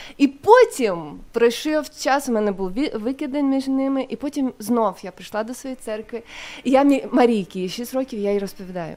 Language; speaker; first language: Ukrainian; non-native, local second language; Russian